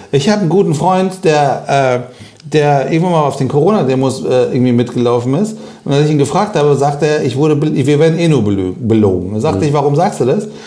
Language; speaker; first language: German; non-native, fluent; Persian